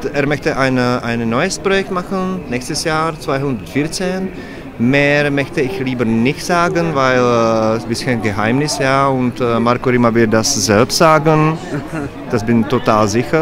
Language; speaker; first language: German; non-native, learner; Czech